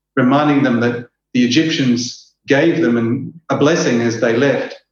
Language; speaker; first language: English; native; English